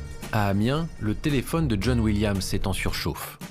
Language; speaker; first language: French; native; French